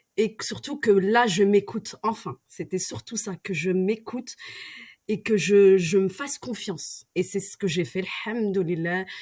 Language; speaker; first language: French; early bilingual, other home language; Arabic